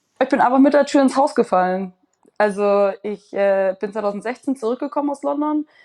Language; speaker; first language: German; native; German